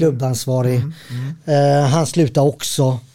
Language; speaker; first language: Swedish; early bilingual, other home language; Serbian